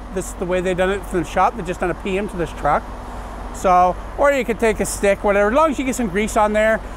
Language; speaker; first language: English; native; English